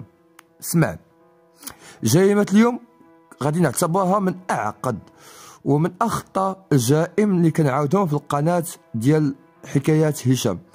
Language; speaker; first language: Arabic; native; Arabic